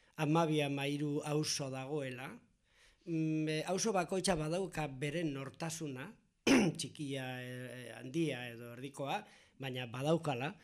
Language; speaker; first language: Basque; non-native, local second language; Spanish